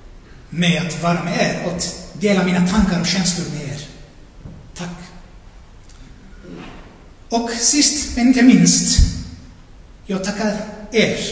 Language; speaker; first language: Swedish; non-native, fluent; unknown